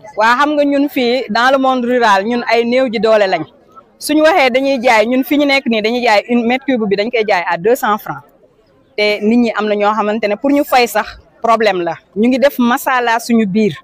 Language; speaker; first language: Wolof; non-native, local second language; Fula